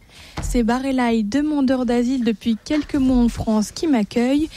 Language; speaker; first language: French; native; French